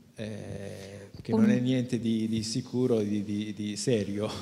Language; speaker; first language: Italian; non-native, fluent; Persian